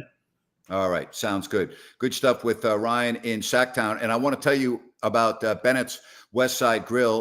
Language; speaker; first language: English; native; English